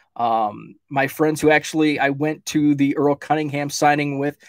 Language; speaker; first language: English; native; English